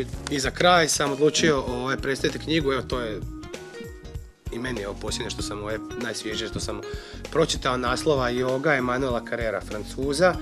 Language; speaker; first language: Croatian; native; Croatian